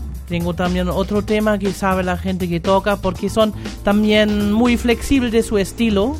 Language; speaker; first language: Spanish; non-native, fluent; German